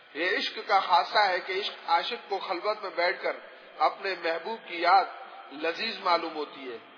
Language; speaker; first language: Urdu; non-native, local second language; Pashto